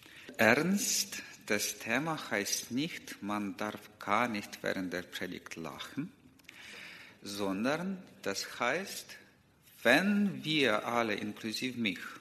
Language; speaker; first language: German; non-native, learner; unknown